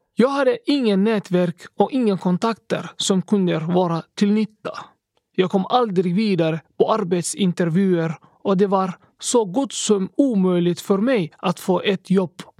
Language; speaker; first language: Swedish; early bilingual, other home language; Somali